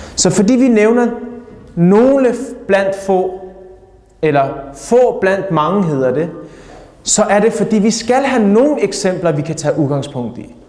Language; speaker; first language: Danish; early bilingual, other home language; Urdu